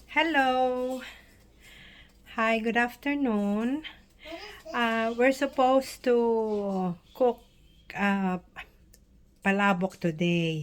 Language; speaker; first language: English; non-native, local second language; Filipino